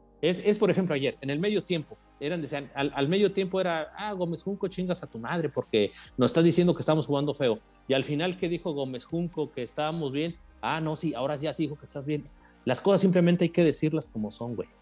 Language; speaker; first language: Spanish; native; Spanish